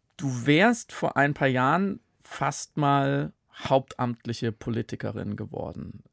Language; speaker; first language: German; native; German